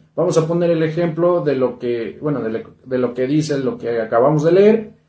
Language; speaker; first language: Spanish; non-native, local second language; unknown